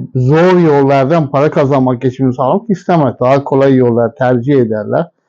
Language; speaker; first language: Turkish; non-native, fluent; Persian